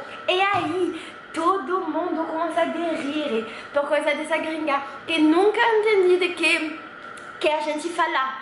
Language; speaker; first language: Portuguese; non-native, fluent; French